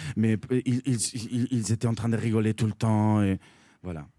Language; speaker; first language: French; non-native, fluent; Spanish